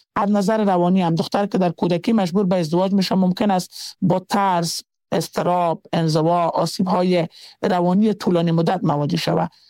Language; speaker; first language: Persian; native; Persian